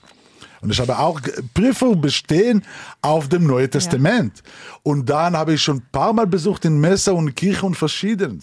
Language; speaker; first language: German; non-native, learner; Hebrew